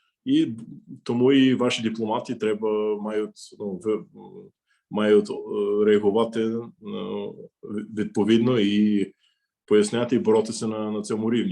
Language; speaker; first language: Ukrainian; non-native, fluent; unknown